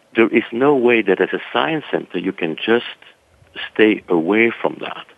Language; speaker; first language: English; non-native, fluent; French